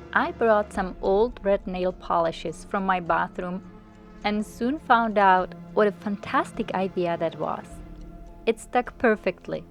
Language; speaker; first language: English; non-native, fluent; Czech